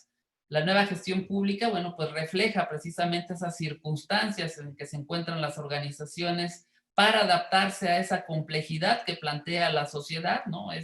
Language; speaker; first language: Spanish; native; Spanish